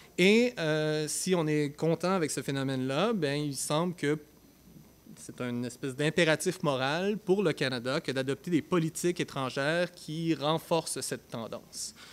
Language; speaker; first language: French; native; French